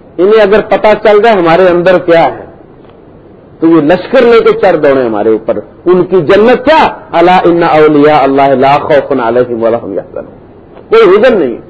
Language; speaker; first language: Urdu; native; Urdu